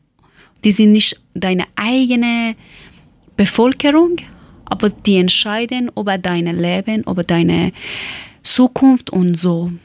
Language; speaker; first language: German; non-native, learner; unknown